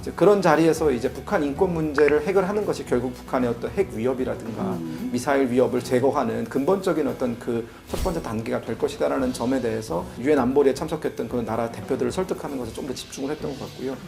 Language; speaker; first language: Korean; native; Korean